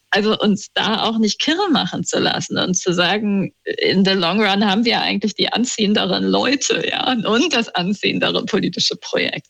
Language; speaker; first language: German; native; German